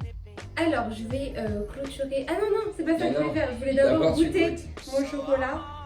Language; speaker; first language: French; native; French